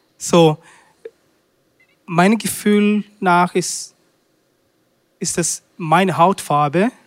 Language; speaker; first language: German; non-native, learner; Swahili